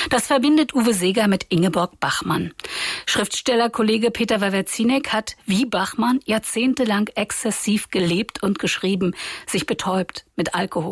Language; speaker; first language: German; native; German